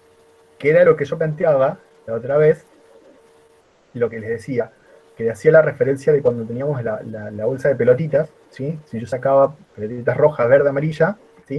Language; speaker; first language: Spanish; native; Spanish